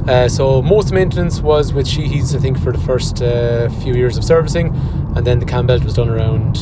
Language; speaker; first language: English; native; English